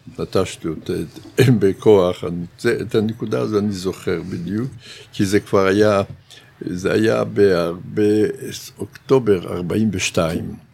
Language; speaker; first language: Hebrew; non-native, fluent; Yiddish